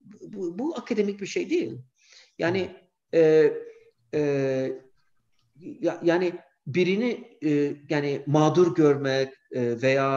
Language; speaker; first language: Turkish; non-native, fluent; English